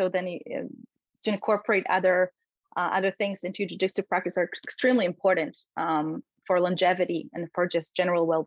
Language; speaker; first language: English; non-native, fluent; Polish